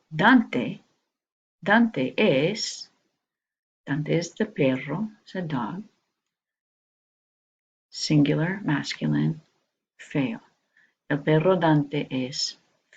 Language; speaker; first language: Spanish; non-native, fluent; English